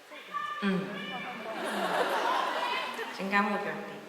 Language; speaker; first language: Cantonese; early bilingual, heritage; Cantonese